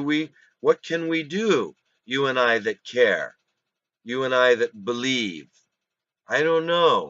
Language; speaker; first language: English; native; English